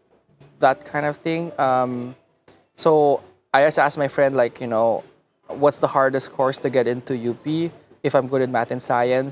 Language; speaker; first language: English; non-native, local second language; Filipino